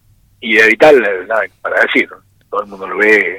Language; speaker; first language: Spanish; native; Spanish